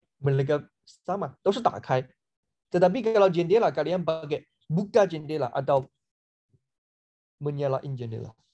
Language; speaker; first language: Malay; non-native, fluent; Chinese